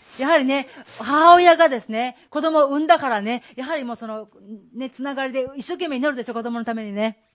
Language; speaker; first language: Japanese; native; Japanese